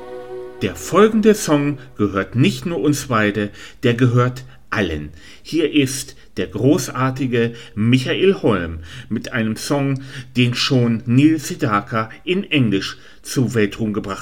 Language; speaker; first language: German; native; German